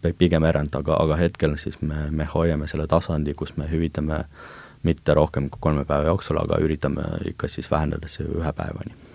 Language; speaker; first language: Estonian; non-native, local second language; Russian